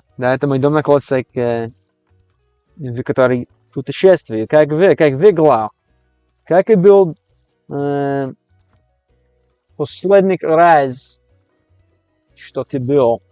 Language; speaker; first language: Russian; non-native, learner; English